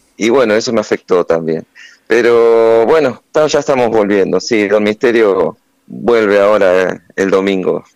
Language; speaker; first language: Spanish; native; Spanish